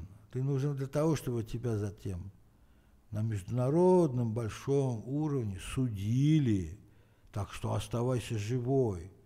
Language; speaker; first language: Russian; non-native, fluent; Armenian